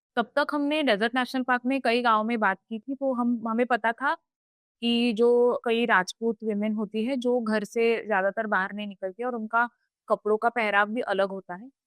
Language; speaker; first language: Hindi; non-native, local second language; Marathi